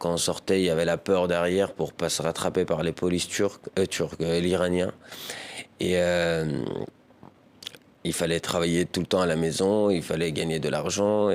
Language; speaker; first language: French; early bilingual, other home language; Persian